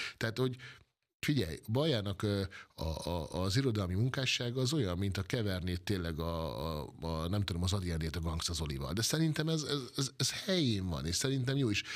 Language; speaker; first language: Hungarian; native; Hungarian